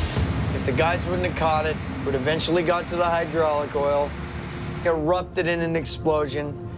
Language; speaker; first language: English; native; English